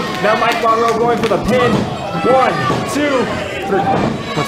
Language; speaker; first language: English; native; English